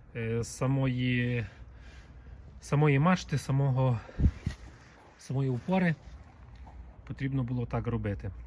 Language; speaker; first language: Ukrainian; native; Ukrainian